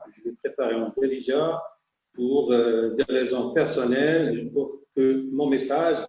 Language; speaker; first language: French; non-native, local second language; Arabic